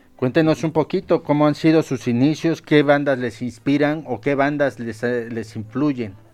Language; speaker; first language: Spanish; native; Spanish